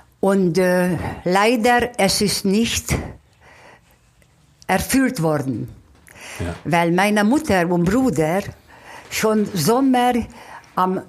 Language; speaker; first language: German; non-native, fluent; Hungarian